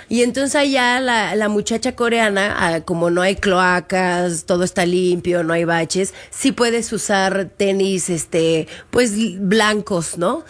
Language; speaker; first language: Spanish; native; Spanish